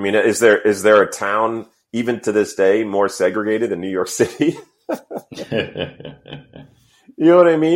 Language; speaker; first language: English; native; English